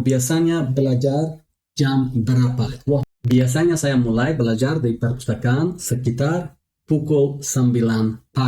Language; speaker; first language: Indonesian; non-native, learner; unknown